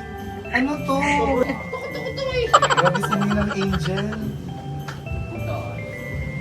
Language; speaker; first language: Filipino; native; Filipino